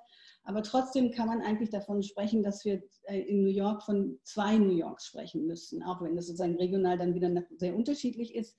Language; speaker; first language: German; native; German